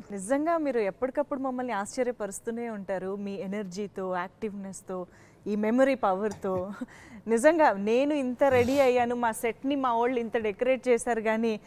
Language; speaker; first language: Telugu; native; Telugu